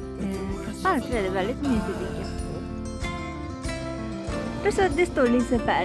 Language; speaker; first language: Swedish; non-native, learner; Japanese